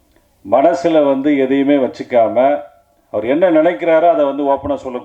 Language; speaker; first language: Tamil; native; Tamil